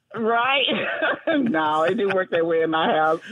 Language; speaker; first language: English; native; English